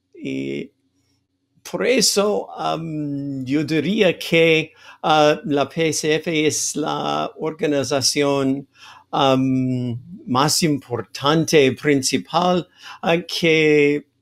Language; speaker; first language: Spanish; non-native, fluent; English